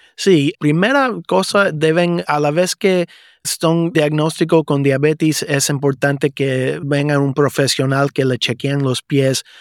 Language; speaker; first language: Spanish; early bilingual, heritage; Spanish